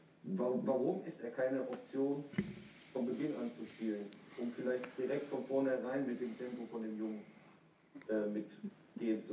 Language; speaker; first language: German; native; German